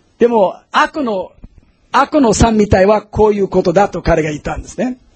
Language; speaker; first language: Japanese; non-native, fluent; English